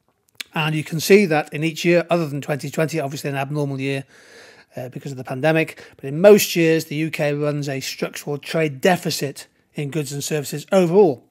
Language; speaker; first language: English; native; English